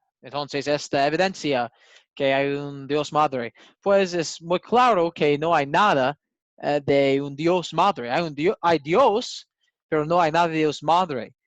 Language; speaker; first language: Spanish; non-native, learner; English